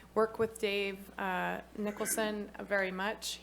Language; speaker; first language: English; native; English